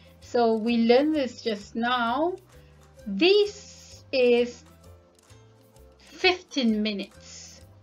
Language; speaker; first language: English; non-native, local second language; Malay